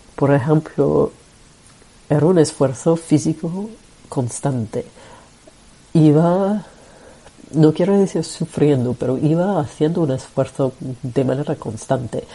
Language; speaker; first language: Spanish; non-native, fluent; French